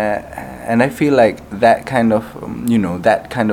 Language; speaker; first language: English; non-native, local second language; Malay